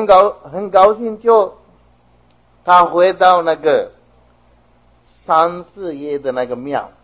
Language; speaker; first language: Chinese; non-native, fluent; Sinhala